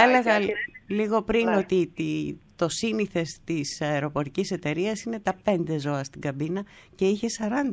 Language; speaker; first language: Greek; native; Greek